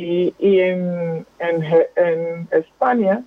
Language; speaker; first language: Spanish; non-native, fluent; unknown